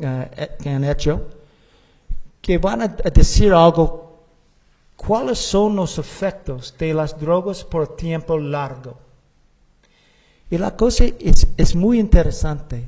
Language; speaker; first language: Spanish; non-native, learner; English